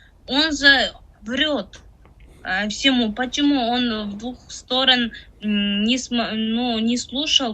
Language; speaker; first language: Russian; non-native, learner; Tajik